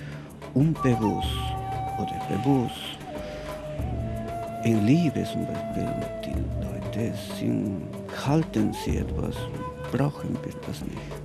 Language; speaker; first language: German; non-native, learner; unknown